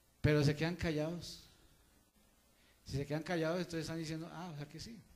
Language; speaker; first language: Spanish; native; Spanish